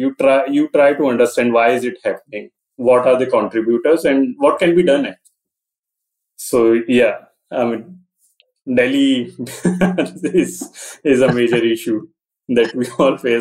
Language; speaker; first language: English; non-native, local second language; Hindi